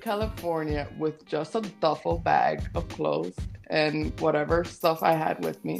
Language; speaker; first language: English; native; English